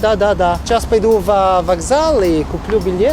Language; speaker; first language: Russian; non-native, fluent; Italian